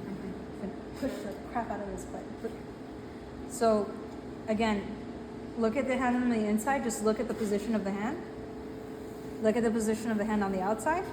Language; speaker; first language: English; native; English